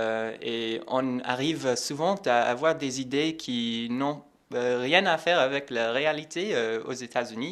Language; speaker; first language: French; non-native, fluent; English